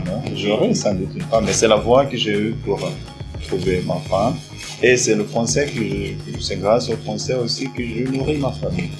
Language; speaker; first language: French; non-native, fluent; Portuguese